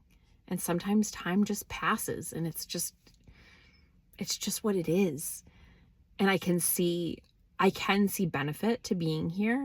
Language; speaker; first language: English; native; English